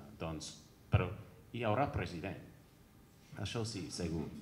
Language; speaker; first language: Catalan; non-native, fluent; English